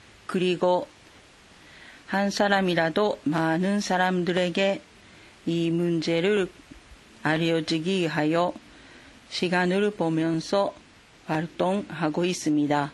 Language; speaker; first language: Korean; non-native, fluent; Japanese